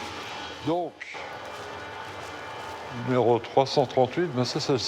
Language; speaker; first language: French; native; French